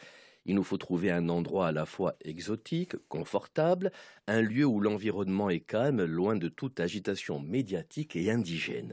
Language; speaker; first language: French; native; French